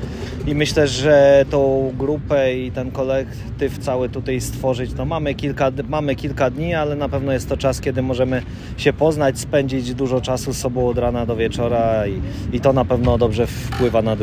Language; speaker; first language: Polish; native; Polish